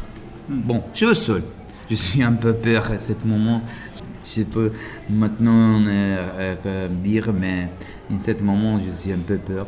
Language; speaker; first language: French; non-native, learner; Italian